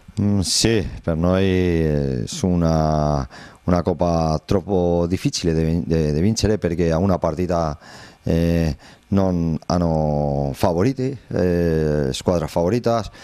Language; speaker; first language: Italian; non-native, learner; Spanish